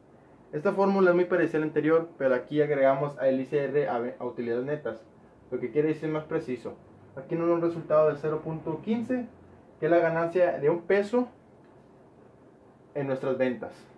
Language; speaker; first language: Spanish; native; Spanish